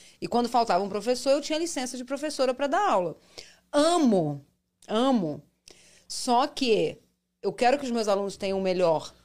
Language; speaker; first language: Portuguese; native; Portuguese